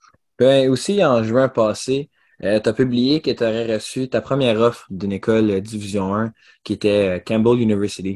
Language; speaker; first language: French; native; French